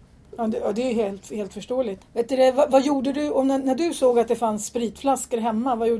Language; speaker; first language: Swedish; native; Swedish